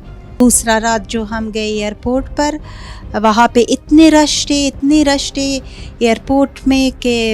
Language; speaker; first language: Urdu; non-native, fluent; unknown